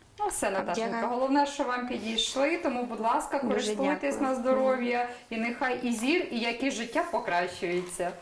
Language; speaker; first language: Ukrainian; native; Ukrainian